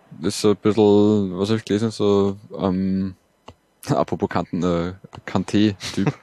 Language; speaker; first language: German; native; German